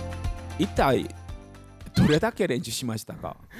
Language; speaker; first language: Japanese; non-native, fluent; Korean